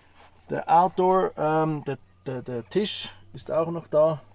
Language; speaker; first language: German; native; German